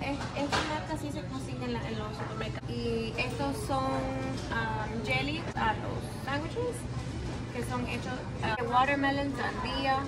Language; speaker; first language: Spanish; early bilingual, heritage; Spanish